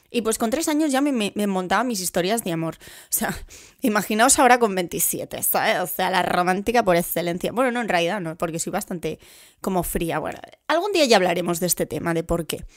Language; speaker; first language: Spanish; native; Spanish